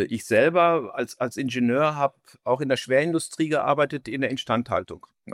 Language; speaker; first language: German; native; German